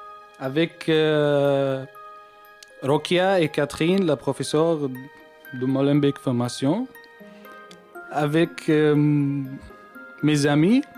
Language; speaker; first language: French; non-native, learner; Arabic